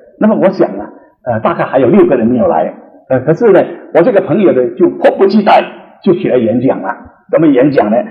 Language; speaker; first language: Chinese; native; Chinese